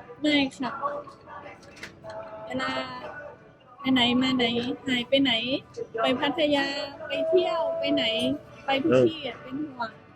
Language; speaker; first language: Thai; native; Thai